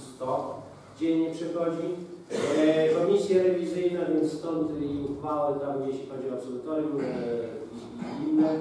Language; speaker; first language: Polish; non-native, local second language; Lithuanian